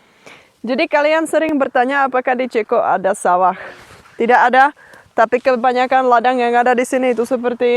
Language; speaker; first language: Indonesian; non-native, fluent; Czech